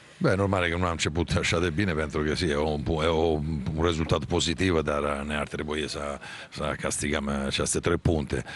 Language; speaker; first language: Romanian; non-native, fluent; Italian